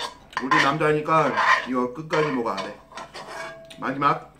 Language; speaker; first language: Korean; non-native, fluent; English